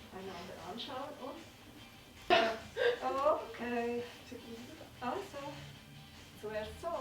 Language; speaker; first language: German; non-native, learner; Ukrainian